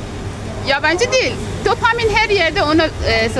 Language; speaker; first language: Turkish; non-native, learner; Persian